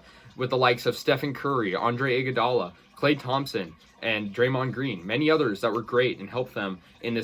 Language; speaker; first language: English; native; English